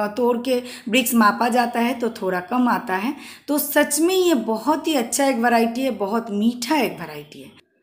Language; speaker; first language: Hindi; non-native, local second language; Bangla